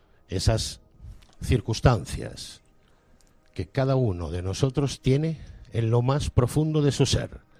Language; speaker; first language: Spanish; native; Spanish